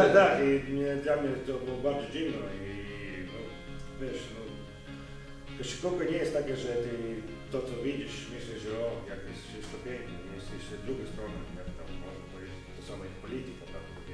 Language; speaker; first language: Polish; non-native, learner; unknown